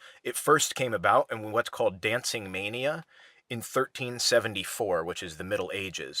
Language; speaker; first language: English; native; English